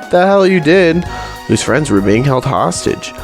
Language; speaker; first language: English; native; English